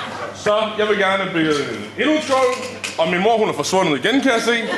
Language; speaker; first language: Danish; native; Danish